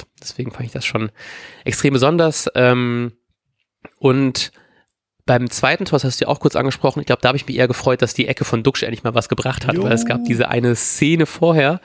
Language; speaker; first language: German; native; German